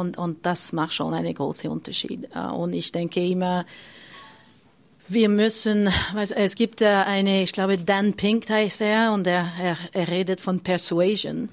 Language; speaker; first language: German; non-native, learner; French